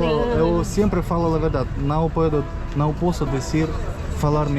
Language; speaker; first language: Portuguese; non-native, learner; Russian